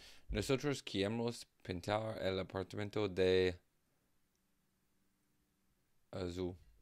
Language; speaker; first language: Spanish; non-native, learner; English